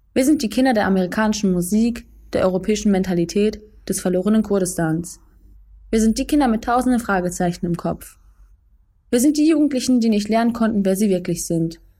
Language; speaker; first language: German; early bilingual, other home language; Kurdish